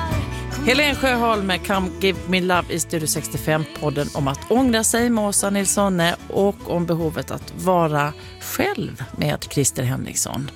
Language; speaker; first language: Swedish; native; Swedish